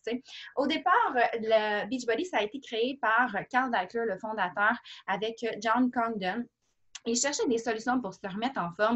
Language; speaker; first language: French; native; French